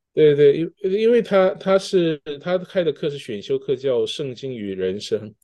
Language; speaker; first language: Chinese; early bilingual, heritage; Chinese